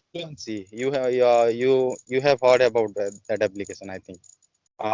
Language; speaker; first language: English; non-native, learner; Odia